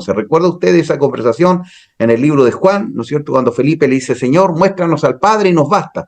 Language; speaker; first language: Spanish; native; Spanish